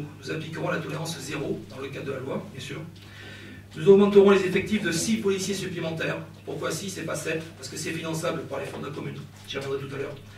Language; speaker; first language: French; native; French